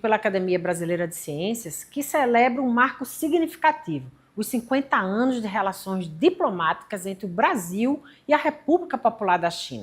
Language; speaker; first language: Portuguese; native; Portuguese